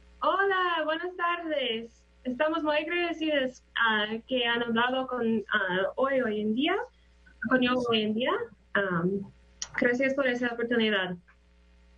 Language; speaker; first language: Spanish; non-native, learner; English